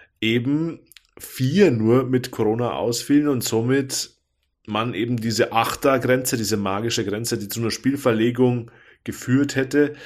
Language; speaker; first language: German; native; German